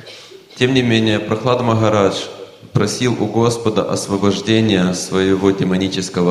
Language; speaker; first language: Russian; native; Russian